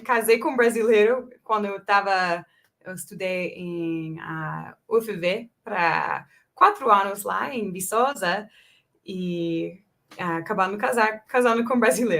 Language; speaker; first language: Portuguese; non-native, fluent; English